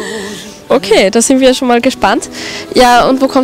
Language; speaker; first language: German; native; German